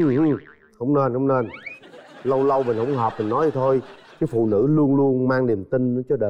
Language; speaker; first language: Vietnamese; native; Vietnamese